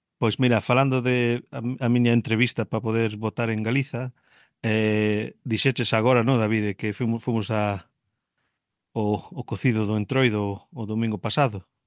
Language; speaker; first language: Galician; early bilingual, heritage; Galician